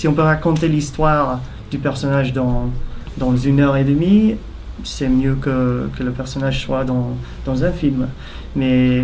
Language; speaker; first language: French; non-native, fluent; English